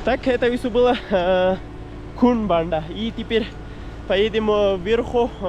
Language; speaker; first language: Russian; non-native, learner; Urdu